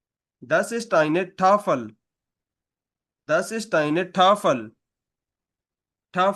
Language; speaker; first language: German; non-native, fluent; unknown